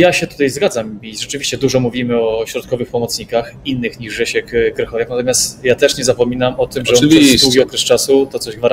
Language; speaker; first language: Polish; native; Polish